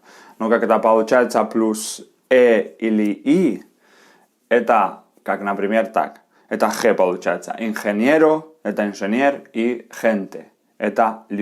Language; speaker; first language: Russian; non-native, fluent; Spanish